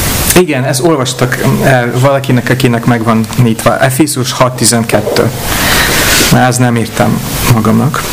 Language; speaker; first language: Hungarian; non-native, fluent; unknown